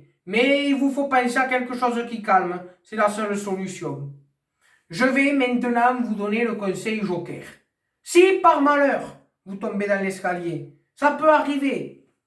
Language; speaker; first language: French; native; French